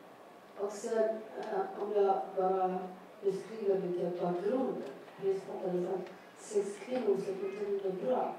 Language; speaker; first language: Swedish; non-native, learner; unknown